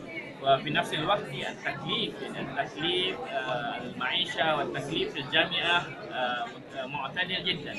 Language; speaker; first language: Arabic; non-native, fluent; Malay